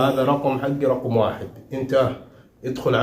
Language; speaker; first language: Arabic; non-native, learner; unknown